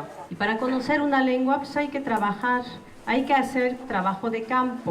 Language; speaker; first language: Spanish; non-native, fluent; French